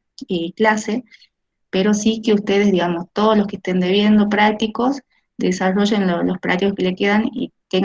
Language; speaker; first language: Spanish; native; Spanish